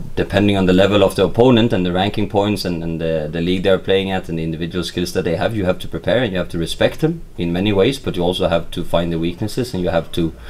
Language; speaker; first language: English; non-native, fluent; Swedish